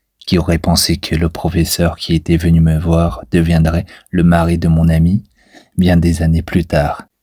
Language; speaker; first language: French; non-native, fluent; Chinese